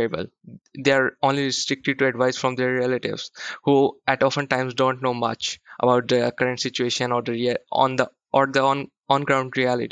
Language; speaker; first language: English; non-native, local second language; Urdu